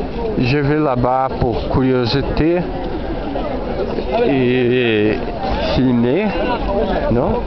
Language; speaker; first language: French; non-native, learner; Portuguese